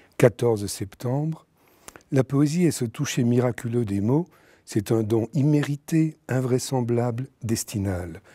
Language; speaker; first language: French; native; French